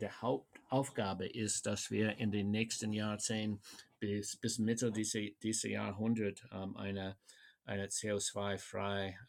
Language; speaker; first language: German; non-native, fluent; English